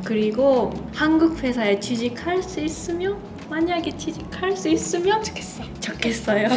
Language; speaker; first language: Korean; non-native, learner; Japanese